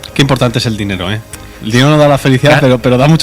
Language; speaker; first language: Spanish; native; Spanish